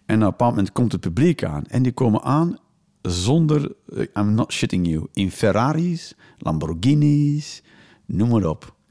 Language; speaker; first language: Dutch; native; Dutch